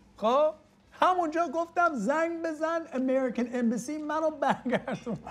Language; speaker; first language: Persian; early bilingual, heritage; English